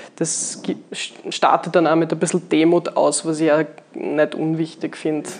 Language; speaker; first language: German; native; German